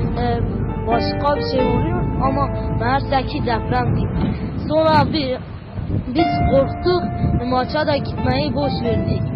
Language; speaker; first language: Turkish; non-native, local second language; Kurdish